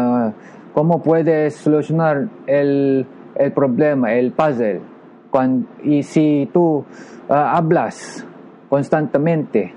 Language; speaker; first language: Spanish; non-native, learner; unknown